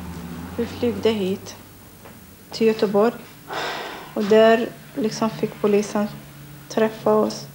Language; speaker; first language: Swedish; non-native, learner; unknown